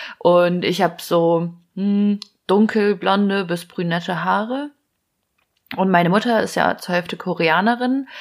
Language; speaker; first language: German; early bilingual, other home language; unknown